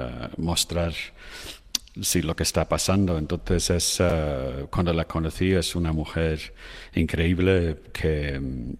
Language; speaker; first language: Spanish; non-native, fluent; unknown